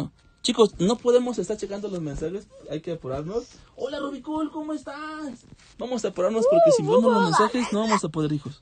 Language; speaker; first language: Spanish; native; Spanish